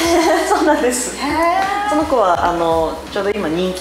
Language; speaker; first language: Japanese; native; Japanese